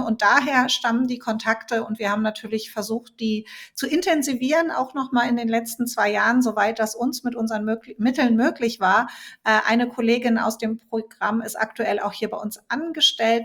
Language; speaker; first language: German; native; German